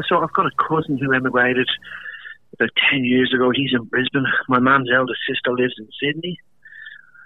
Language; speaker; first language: English; native; English